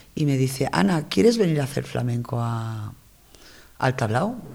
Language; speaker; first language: Spanish; native; Spanish